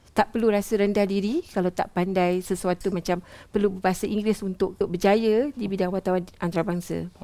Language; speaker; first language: Malay; native; Malay